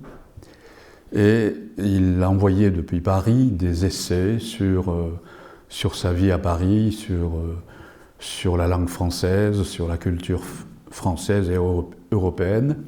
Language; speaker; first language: French; non-native, fluent; Japanese